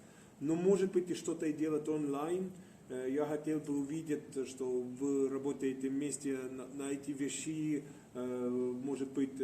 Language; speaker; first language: Russian; non-native, fluent; Estonian